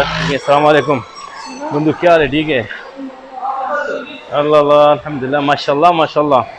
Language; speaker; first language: Hindi; native; Hindi